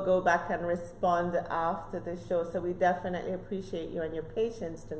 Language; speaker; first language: English; native; English